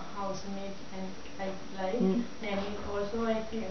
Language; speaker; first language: English; non-native, learner; Sinhala